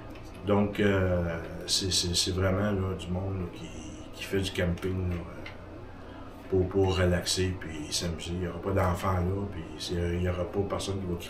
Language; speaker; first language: French; native; French